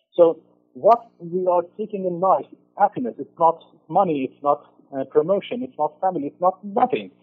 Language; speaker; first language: English; non-native, fluent; Persian